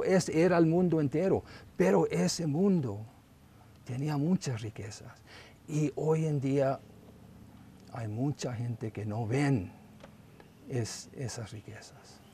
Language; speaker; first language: Spanish; non-native, local second language; English